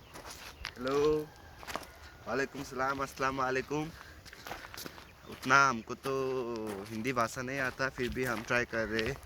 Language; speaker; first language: Hindi; non-native, learner; Nepali